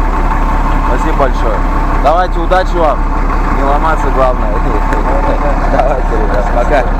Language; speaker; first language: Russian; native; Russian